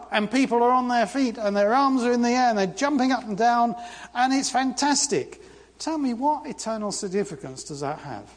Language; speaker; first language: English; native; English